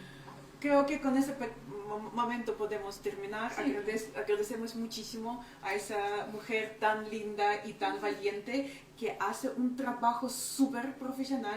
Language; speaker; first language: Spanish; non-native, fluent; Ukrainian